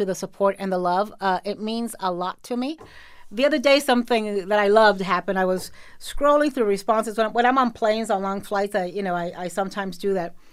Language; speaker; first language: English; native; English